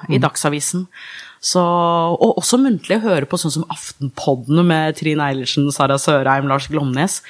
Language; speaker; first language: Norwegian; early bilingual, other home language; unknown